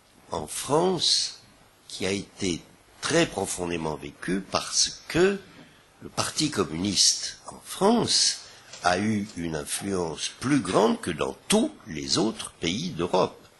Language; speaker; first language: French; native; French